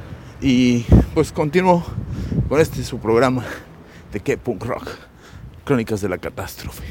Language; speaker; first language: Spanish; native; Spanish